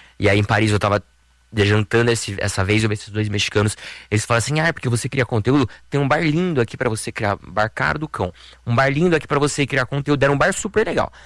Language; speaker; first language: Portuguese; native; Portuguese